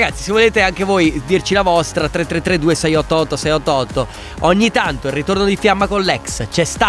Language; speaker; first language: Italian; native; Italian